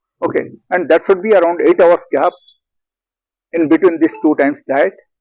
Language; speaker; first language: English; non-native, local second language; Telugu